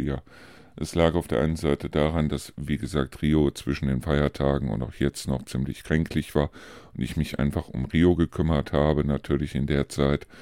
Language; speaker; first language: German; native; German